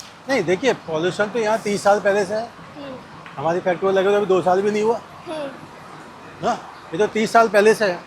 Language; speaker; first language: Hindi; native; Hindi